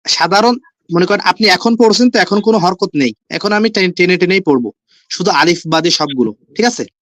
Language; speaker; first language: Bangla; native; Bangla